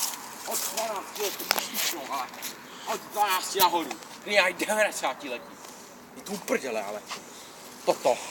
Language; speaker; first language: Czech; native; Czech